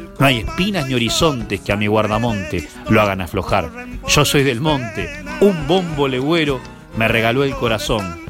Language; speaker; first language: Spanish; native; Spanish